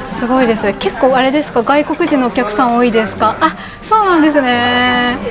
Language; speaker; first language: Japanese; native; Japanese